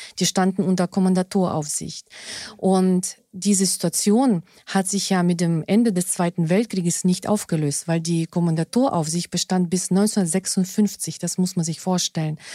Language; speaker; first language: German; non-native, fluent; Russian